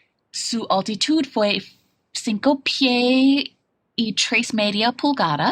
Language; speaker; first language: Spanish; non-native, fluent; English